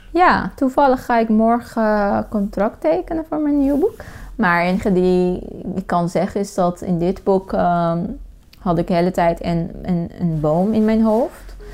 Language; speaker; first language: Dutch; non-native, fluent; Persian